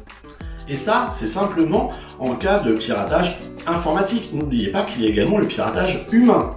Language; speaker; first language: French; native; French